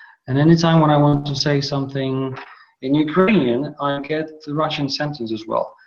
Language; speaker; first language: English; non-native, fluent; Polish